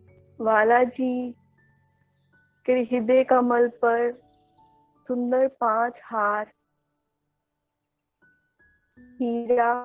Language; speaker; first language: Hindi; native; Hindi